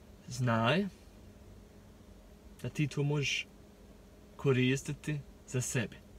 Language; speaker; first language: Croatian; early bilingual, heritage; Croatian